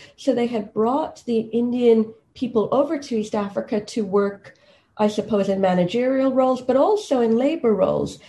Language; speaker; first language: English; non-native, local second language; Swahili